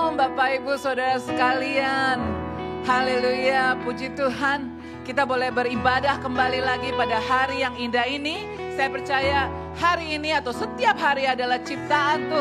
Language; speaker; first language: Indonesian; native; Indonesian